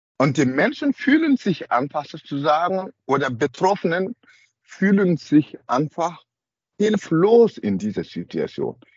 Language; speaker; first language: German; non-native, fluent; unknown